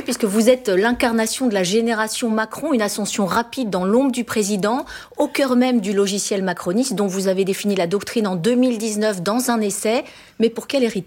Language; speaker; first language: French; native; French